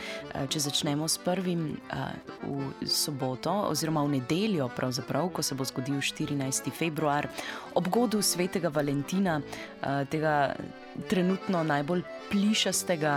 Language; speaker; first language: Slovenian; native; Slovenian